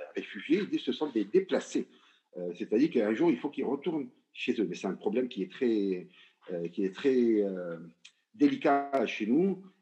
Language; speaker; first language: French; non-native, local second language; Arabic